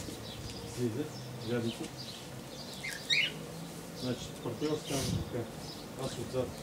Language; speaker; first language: Bulgarian; non-native, learner; Russian